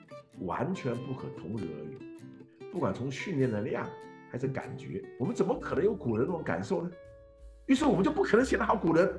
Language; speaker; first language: Chinese; non-native, local second language; Cantonese